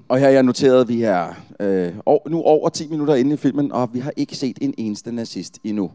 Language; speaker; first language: Danish; native; Danish